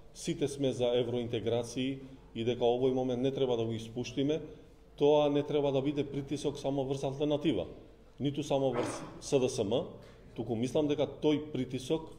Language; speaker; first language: Macedonian; non-native, local second language; Albanian